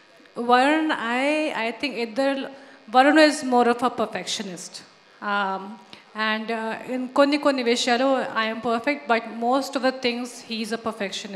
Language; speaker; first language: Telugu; non-native, fluent; Hindi